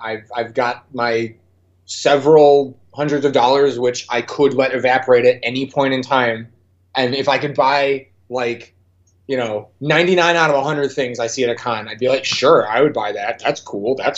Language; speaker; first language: English; native; English